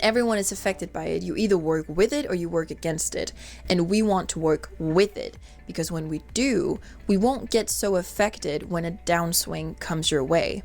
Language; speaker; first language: English; non-native, fluent; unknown